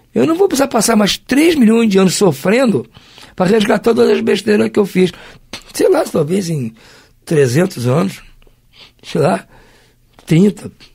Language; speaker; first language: Portuguese; native; Portuguese